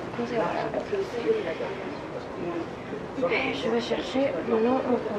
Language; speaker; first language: French; non-native, learner; Spanish